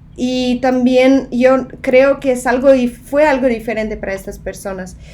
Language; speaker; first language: Spanish; non-native, fluent; Russian